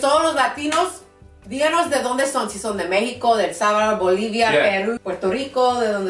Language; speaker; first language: Spanish; early bilingual, heritage; English